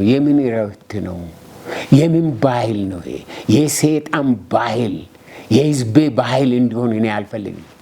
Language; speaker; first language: Amharic; non-native, local second language; Oromo